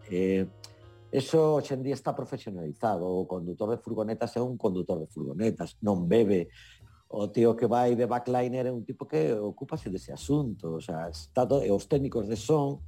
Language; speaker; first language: Galician; native; Galician